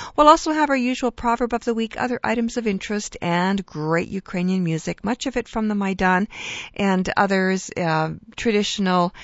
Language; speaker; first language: English; native; English